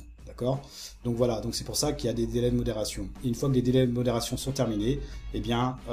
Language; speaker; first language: French; native; French